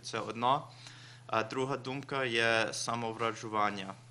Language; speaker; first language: Ukrainian; early bilingual, heritage; Ukrainian